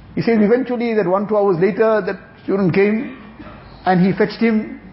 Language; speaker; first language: English; native; English